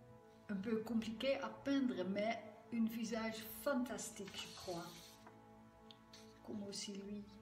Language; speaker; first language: French; non-native, fluent; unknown